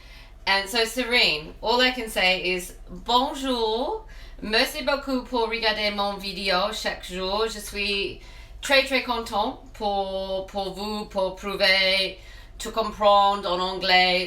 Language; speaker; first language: French; non-native, learner; English